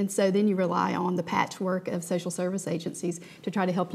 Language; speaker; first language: English; native; English